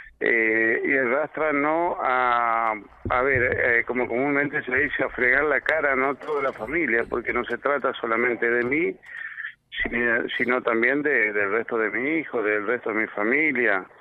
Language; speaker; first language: Spanish; native; Spanish